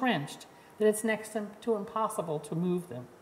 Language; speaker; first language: English; native; English